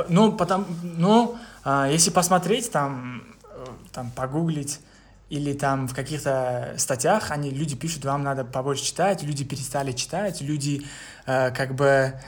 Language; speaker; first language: Russian; non-native, local second language; Uzbek